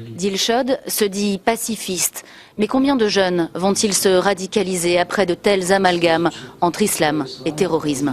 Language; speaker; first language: French; native; French